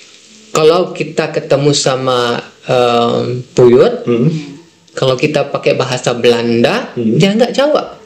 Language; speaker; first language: Indonesian; non-native, fluent; Dutch